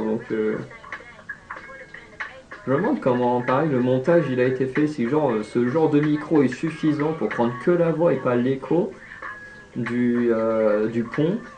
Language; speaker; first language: French; native; French